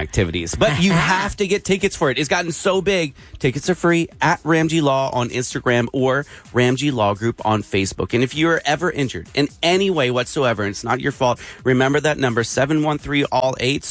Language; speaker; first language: English; native; English